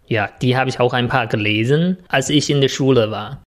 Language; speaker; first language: German; non-native, fluent; Chinese